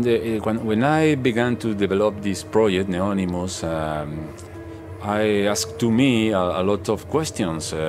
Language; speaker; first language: English; non-native, learner; Spanish